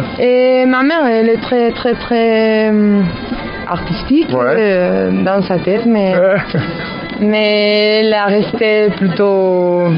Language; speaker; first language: French; non-native, fluent; Spanish